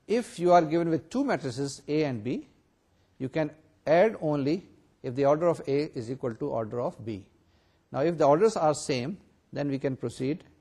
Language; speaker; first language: Urdu; native; Urdu